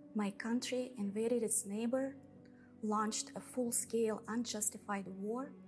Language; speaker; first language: English; non-native, fluent; Russian